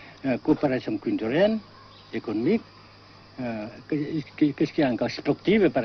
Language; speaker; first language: French; non-native, local second language; Vietnamese